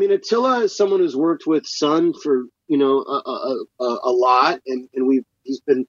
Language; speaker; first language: English; native; English